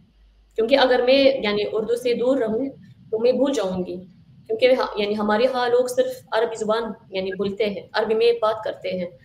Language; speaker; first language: Hindi; non-native, fluent; Arabic